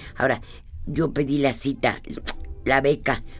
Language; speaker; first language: Spanish; native; Spanish